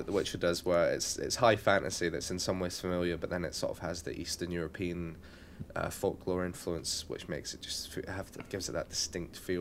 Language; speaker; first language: English; native; English